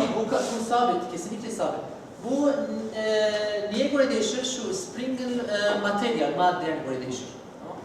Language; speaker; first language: Turkish; non-native, learner; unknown